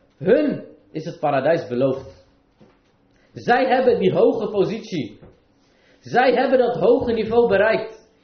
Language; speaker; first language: Dutch; early bilingual, other home language; Arabic